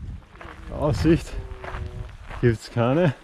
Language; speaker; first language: German; native; German